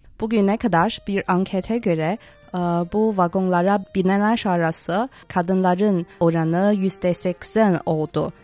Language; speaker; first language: Turkish; non-native, fluent; Chinese